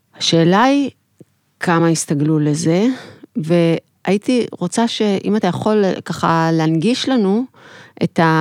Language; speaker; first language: Hebrew; native; Hebrew